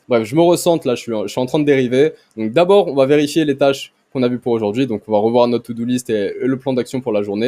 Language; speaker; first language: French; native; French